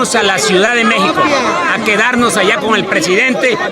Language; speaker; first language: Spanish; native; Spanish